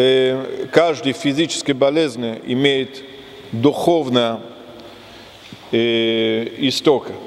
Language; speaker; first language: Russian; non-native, fluent; German